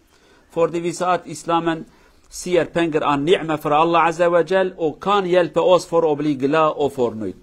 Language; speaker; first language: Swedish; non-native, learner; Kurdish